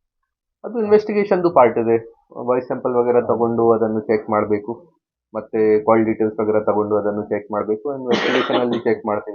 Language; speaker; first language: Kannada; non-native, fluent; Hindi